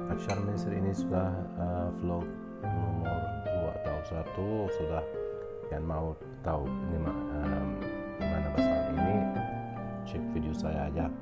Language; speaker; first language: Indonesian; non-native, learner; Arabic